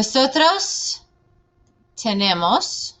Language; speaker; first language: Spanish; non-native, fluent; English